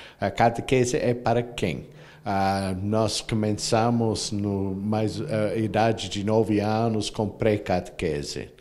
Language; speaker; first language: Portuguese; non-native, fluent; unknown